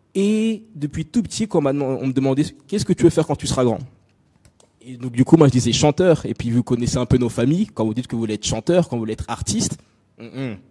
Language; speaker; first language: French; native; French